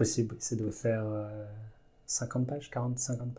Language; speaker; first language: French; native; French